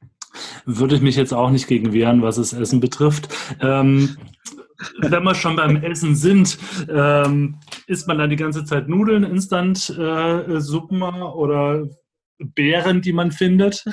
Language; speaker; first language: German; native; German